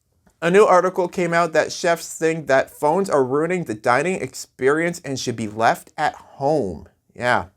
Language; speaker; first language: English; native; English